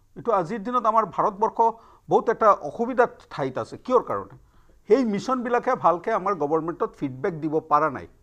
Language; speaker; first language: Assamese; non-native, local second language; Bangla